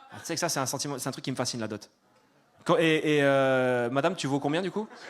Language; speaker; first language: French; native; French